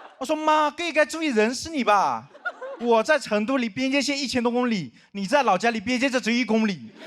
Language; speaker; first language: Chinese; non-native, local second language; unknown